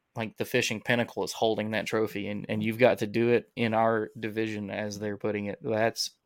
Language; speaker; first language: English; native; English